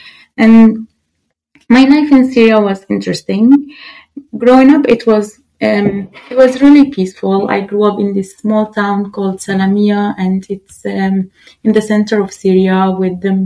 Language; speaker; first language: English; non-native, fluent; Arabic